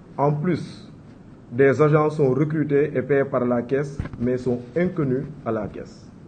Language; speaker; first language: French; non-native, local second language; Wolof